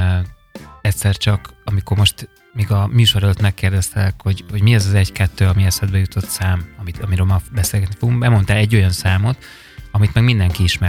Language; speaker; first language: Hungarian; native; Hungarian